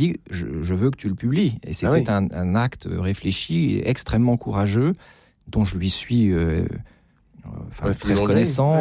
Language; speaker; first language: French; native; French